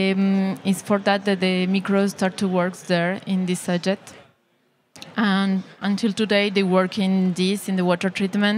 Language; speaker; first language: English; non-native, learner; Spanish